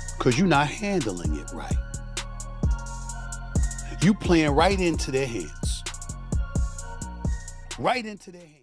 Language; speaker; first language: English; native; English